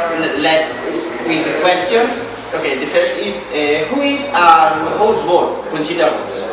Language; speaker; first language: English; non-native, learner; Spanish